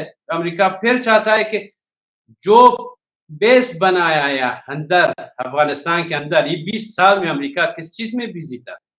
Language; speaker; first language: Hindi; non-native, learner; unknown